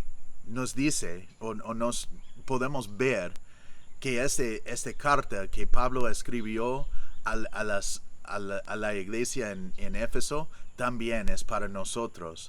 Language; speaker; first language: Spanish; non-native, fluent; English